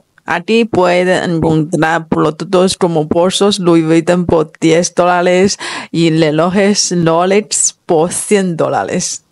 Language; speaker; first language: Spanish; non-native, fluent; Chinese